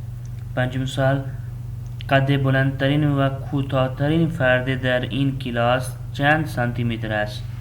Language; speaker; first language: Persian; non-native, fluent; Urdu